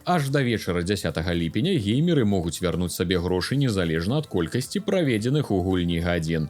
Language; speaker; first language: Belarusian; native; Belarusian